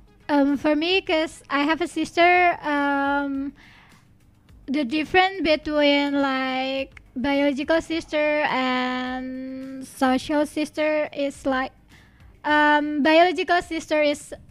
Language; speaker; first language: English; non-native, learner; Indonesian